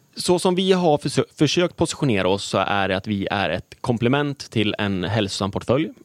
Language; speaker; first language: Swedish; native; Swedish